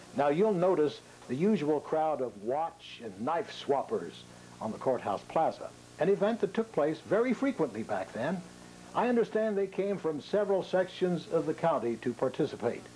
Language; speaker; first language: English; native; English